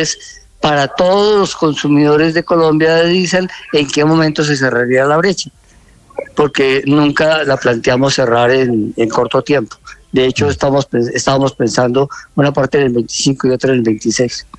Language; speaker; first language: Spanish; native; Spanish